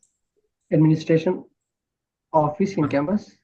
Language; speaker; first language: English; non-native, learner; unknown